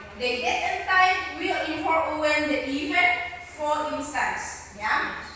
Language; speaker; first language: English; non-native, fluent; Indonesian